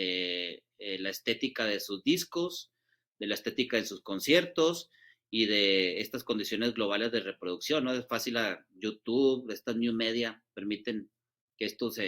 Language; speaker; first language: Spanish; native; Spanish